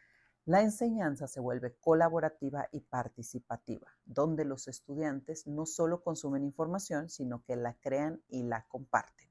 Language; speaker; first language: Spanish; native; Spanish